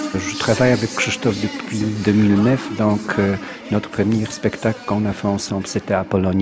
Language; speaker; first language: French; non-native, fluent; Polish